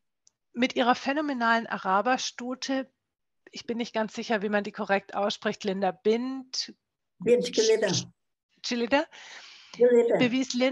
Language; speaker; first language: German; native; German